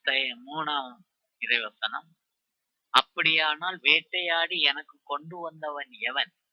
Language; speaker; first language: Tamil; native; Tamil